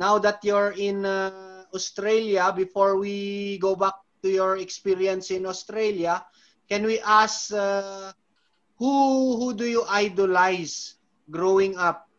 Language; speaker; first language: English; non-native, local second language; Filipino